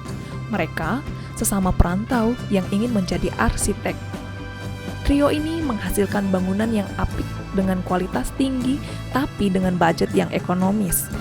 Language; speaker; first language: Indonesian; native; Indonesian